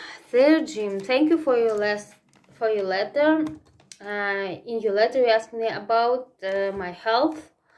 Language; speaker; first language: English; non-native, learner; Russian